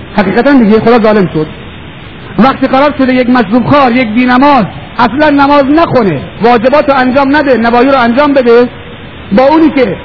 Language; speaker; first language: Persian; native; Persian